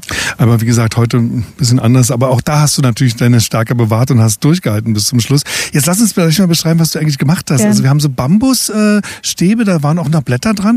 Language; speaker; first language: German; native; German